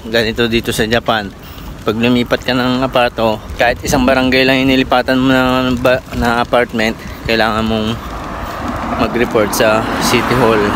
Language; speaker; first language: Filipino; native; Filipino